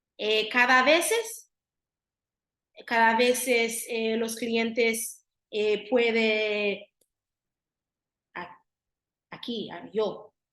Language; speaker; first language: Spanish; non-native, learner; Haitian Creole